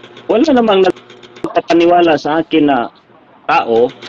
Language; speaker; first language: Filipino; non-native, local second language; Cebuano